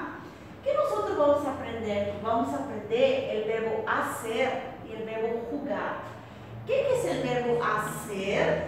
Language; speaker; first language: Spanish; non-native, fluent; Portuguese